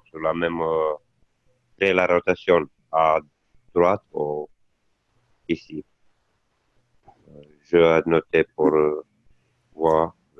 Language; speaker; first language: French; non-native, learner; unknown